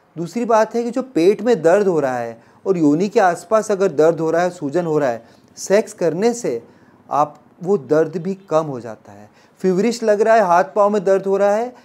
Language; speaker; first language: Hindi; native; Hindi